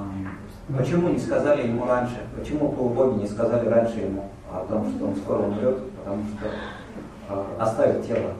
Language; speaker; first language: Russian; native; Russian